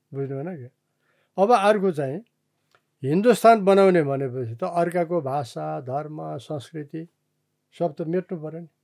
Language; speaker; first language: Nepali; non-native, local second language; Eastern Tamang